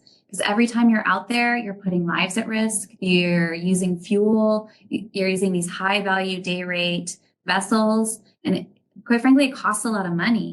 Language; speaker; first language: English; native; English